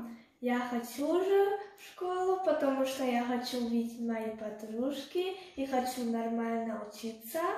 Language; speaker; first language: Russian; early bilingual, heritage; Russian